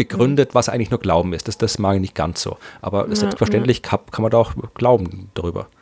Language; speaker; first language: German; native; German